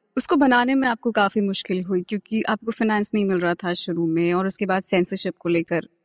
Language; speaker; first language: Hindi; native; Hindi